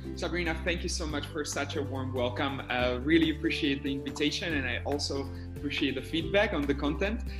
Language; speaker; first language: English; non-native, fluent; Slovak